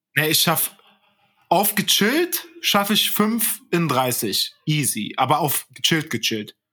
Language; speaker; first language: German; early bilingual, other home language; Turkish